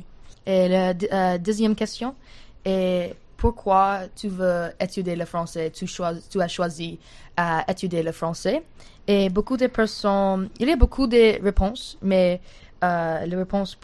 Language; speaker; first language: French; non-native, learner; English